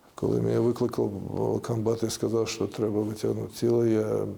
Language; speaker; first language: Ukrainian; non-native, local second language; Russian